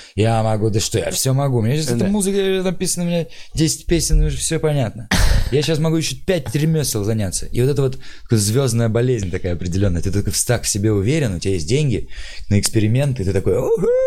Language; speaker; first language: Russian; native; Russian